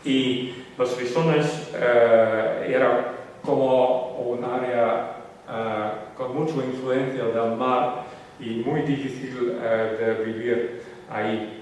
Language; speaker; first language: Spanish; non-native, learner; Western Frisian